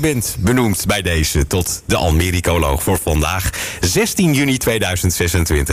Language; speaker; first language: Dutch; native; Dutch